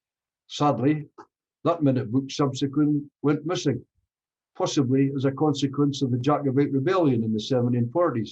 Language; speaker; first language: English; native; English